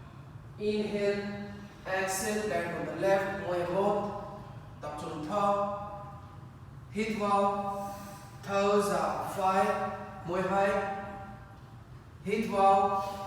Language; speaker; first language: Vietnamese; non-native, learner; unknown